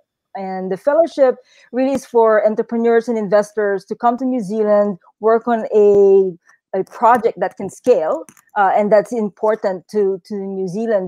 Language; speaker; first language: English; non-native, local second language; Filipino